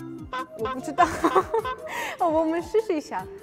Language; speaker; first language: Chinese; non-native, learner; Russian